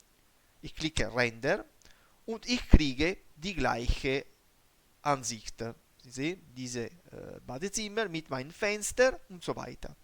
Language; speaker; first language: German; non-native, learner; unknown